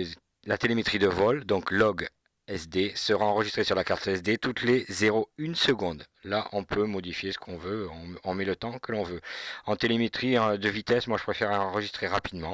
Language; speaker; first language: French; native; French